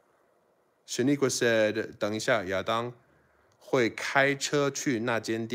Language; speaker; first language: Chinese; non-native, fluent; English